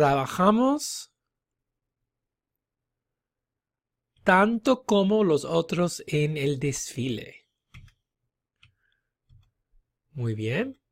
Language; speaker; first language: Spanish; non-native, fluent; English